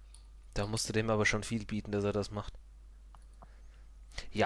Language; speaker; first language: German; native; German